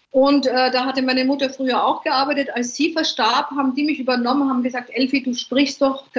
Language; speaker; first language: German; native; German